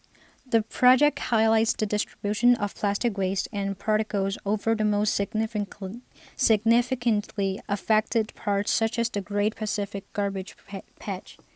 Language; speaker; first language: English; non-native, fluent; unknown